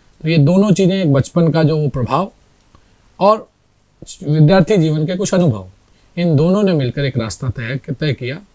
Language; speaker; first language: Hindi; native; Hindi